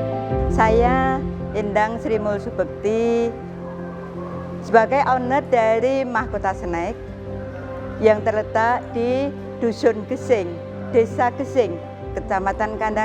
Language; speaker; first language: Indonesian; non-native, local second language; Javanese